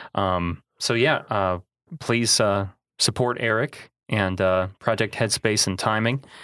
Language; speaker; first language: English; native; English